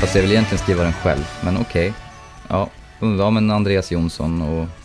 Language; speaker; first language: Swedish; native; Swedish